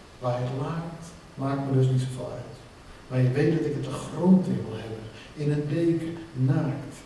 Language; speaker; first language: Dutch; non-native, local second language; Western Frisian